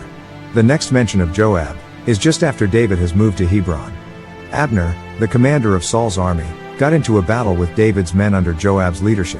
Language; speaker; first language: English; native; English